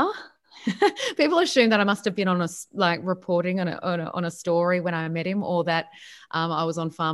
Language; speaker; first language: English; native; English